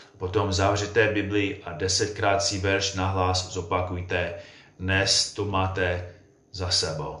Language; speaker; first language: Czech; non-native, fluent; English